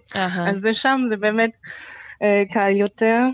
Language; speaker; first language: Hebrew; non-native, fluent; German